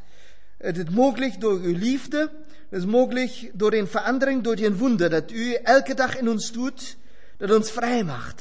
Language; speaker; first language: Dutch; non-native, fluent; German